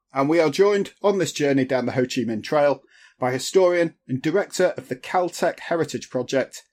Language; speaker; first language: English; native; English